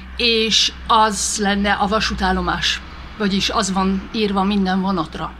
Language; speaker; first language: Hungarian; early bilingual, heritage; Hungarian